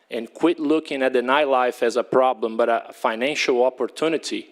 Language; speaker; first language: English; non-native, fluent; Portuguese